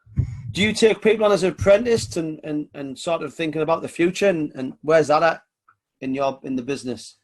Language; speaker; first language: English; native; English